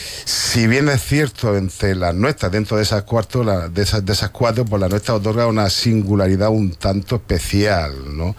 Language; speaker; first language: Spanish; native; Spanish